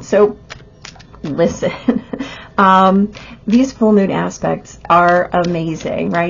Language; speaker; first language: English; native; English